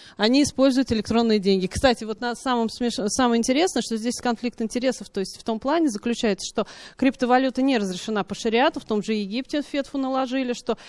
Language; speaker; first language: Russian; native; Russian